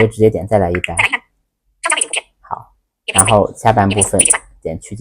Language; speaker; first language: Chinese; native; Chinese